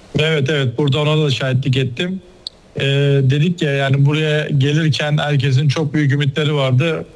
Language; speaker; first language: Turkish; native; Turkish